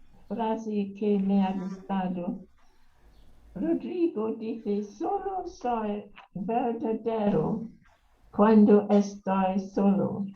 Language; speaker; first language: Spanish; non-native, learner; English